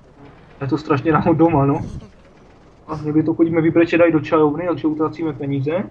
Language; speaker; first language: Czech; native; Czech